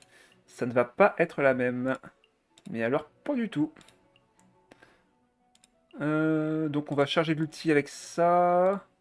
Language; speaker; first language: French; native; French